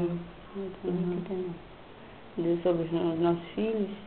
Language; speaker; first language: Portuguese; non-native, local second language; Kabuverdianu